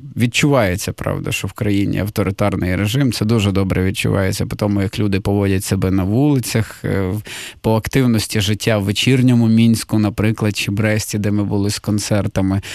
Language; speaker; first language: Ukrainian; native; Ukrainian